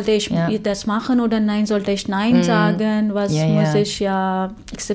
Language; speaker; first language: German; non-native, fluent; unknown